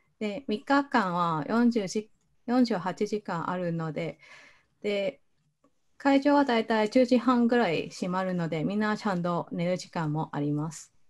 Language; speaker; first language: Japanese; non-native, fluent; Cantonese